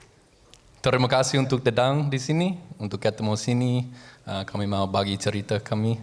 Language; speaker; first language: Indonesian; non-native, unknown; English